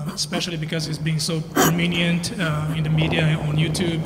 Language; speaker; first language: English; non-native, fluent; Portuguese